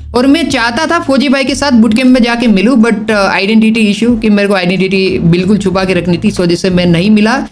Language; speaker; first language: Hindi; non-native, local second language; Gujarati